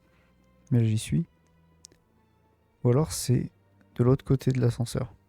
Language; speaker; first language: French; native; French